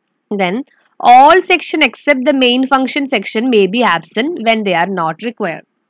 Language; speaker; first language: English; non-native, local second language; Malayalam